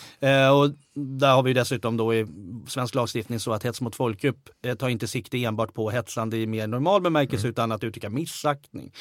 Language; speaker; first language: Swedish; native; Swedish